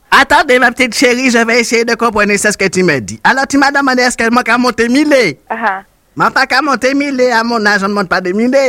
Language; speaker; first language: French; native; French